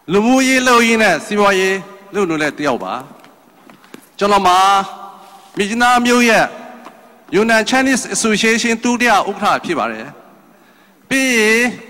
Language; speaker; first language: Burmese; non-native, local second language; Chinese